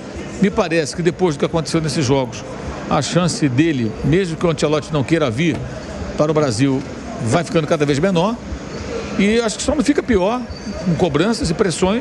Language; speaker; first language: Portuguese; native; Portuguese